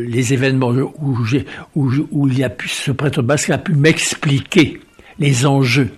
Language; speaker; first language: French; native; French